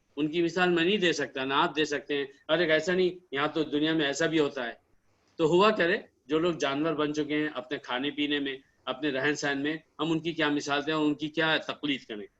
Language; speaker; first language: Urdu; native; Urdu